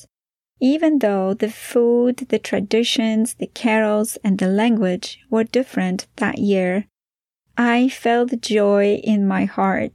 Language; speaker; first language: English; non-native, fluent; Polish